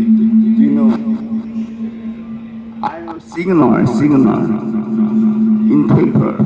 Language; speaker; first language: English; non-native, learner; Korean